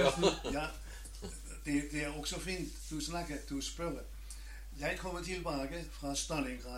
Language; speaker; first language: Danish; non-native, learner; German